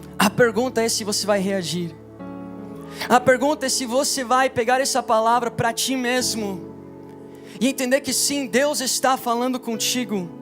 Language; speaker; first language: Portuguese; non-native, fluent; English